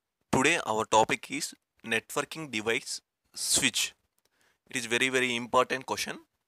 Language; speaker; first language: English; non-native, local second language; Telugu